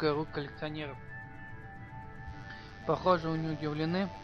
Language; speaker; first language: Russian; native; Russian